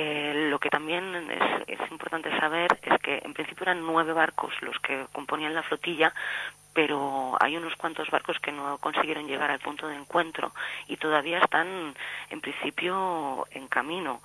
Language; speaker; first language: Spanish; native; Spanish